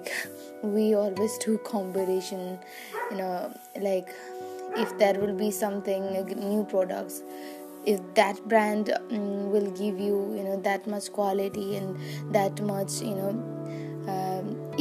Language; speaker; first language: English; non-native, local second language; Nepali